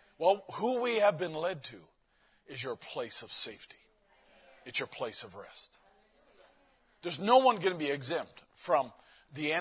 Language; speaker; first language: English; native; English